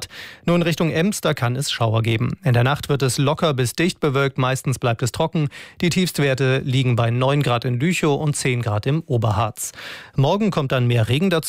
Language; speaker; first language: German; native; German